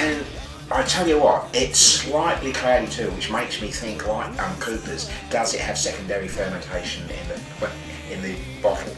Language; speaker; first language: English; native; English